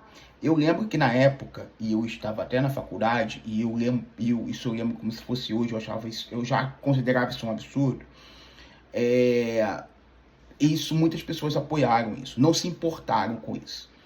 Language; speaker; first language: Portuguese; native; Portuguese